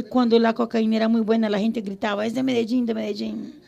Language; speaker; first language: Spanish; non-native, fluent; Portuguese